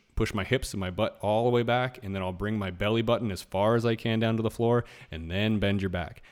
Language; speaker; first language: English; native; English